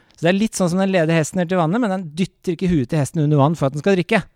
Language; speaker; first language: Norwegian; native; Norwegian